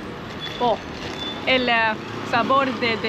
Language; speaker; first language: Spanish; non-native, learner; English